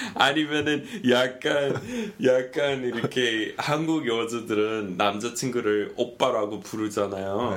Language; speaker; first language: Korean; non-native, fluent; English